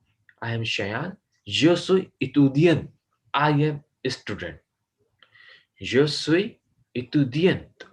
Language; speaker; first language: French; non-native, fluent; Urdu